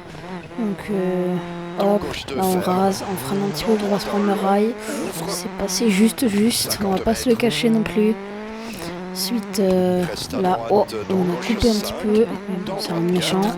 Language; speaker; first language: French; native; French